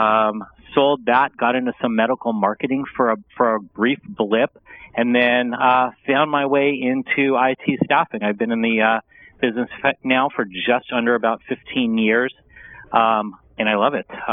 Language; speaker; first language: English; native; English